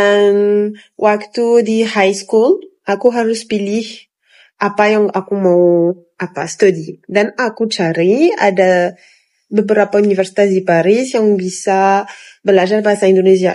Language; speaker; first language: Indonesian; non-native, fluent; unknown